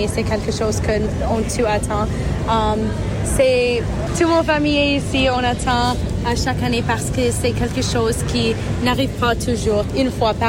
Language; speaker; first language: French; early bilingual, other home language; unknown